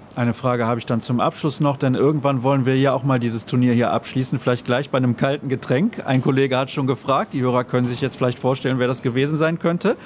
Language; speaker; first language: German; native; German